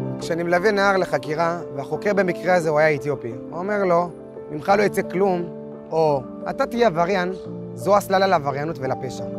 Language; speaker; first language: Hebrew; early bilingual, other home language; Amharic